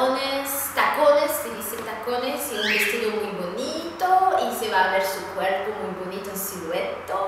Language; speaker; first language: Spanish; non-native, fluent; Swedish